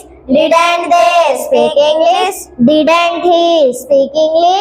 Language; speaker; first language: English; non-native, learner; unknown